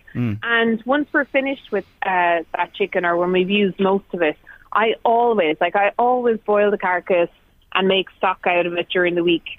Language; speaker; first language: English; native; English